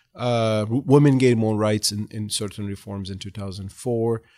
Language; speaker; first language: English; non-native, fluent; Turkish